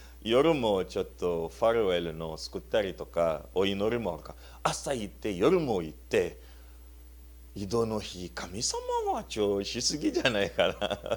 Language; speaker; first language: Japanese; non-native, learner; Luba-Lulua